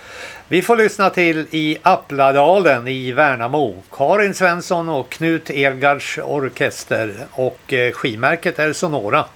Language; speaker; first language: Swedish; native; Swedish